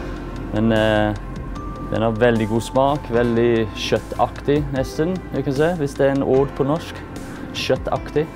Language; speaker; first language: Norwegian; non-native, fluent; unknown